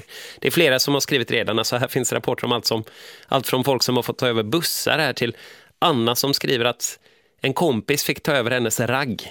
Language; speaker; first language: Swedish; native; Swedish